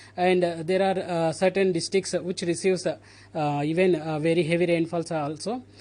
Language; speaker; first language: English; non-native, local second language; Telugu